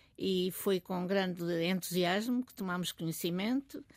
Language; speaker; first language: Portuguese; native; Portuguese